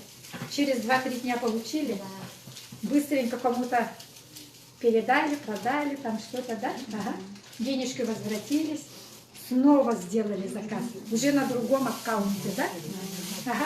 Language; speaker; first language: Russian; native; Russian